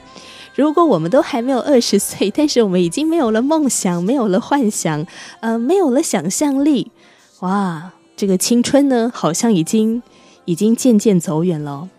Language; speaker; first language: Chinese; native; Chinese